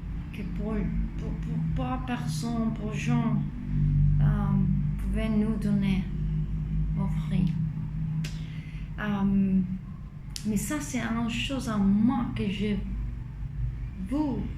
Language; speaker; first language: French; non-native, fluent; Spanish